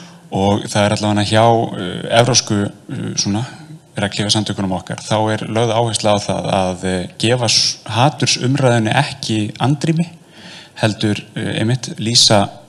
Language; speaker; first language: Icelandic; native; Icelandic